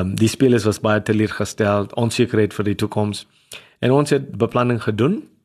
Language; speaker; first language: Afrikaans; non-native, local second language; English